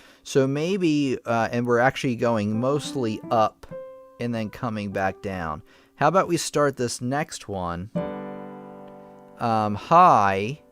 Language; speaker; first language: English; native; English